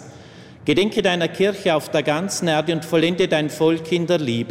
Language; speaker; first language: German; native; German